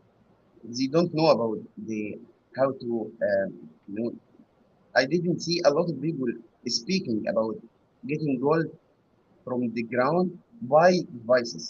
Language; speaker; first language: English; non-native, learner; Arabic